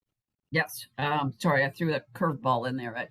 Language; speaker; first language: English; native; English